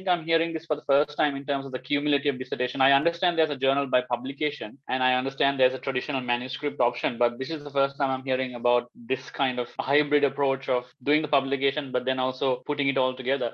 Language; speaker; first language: English; non-native, local second language; Sinhala